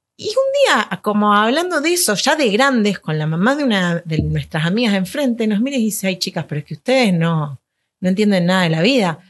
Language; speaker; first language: Spanish; native; Spanish